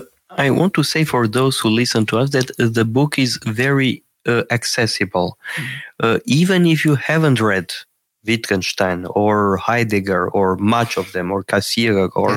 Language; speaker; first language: English; non-native, fluent; Romanian